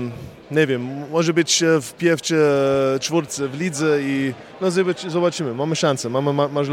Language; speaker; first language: Polish; non-native, fluent; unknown